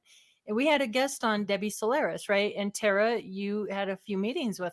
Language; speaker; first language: English; native; English